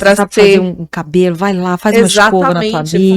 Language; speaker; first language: Portuguese; native; Portuguese